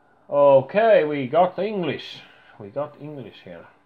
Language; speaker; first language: English; non-native, fluent; Finnish